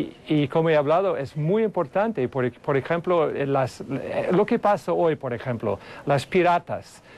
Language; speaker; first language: Spanish; non-native, fluent; English